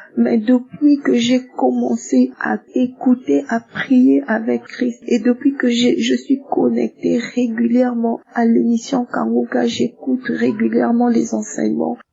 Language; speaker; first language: French; non-native, local second language; Lingala